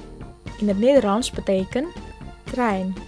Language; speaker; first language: Dutch; non-native, fluent; Indonesian